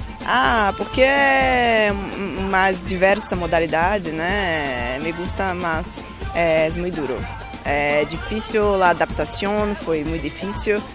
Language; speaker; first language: Spanish; non-native, learner; Portuguese